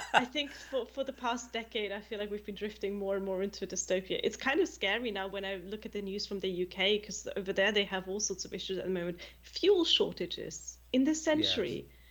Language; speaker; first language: English; non-native, fluent; German